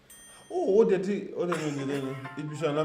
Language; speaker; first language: Turkish; non-native, learner; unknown